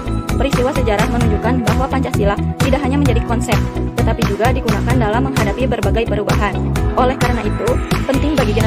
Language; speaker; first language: Indonesian; native; Indonesian